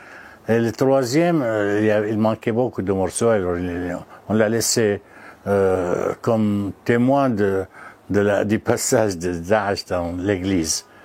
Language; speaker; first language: French; non-native, fluent; Arabic